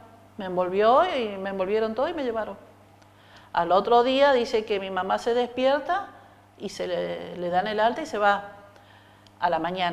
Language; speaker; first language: Spanish; native; Spanish